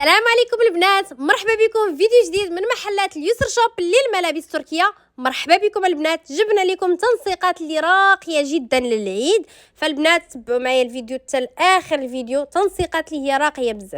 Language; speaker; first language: Arabic; native; Arabic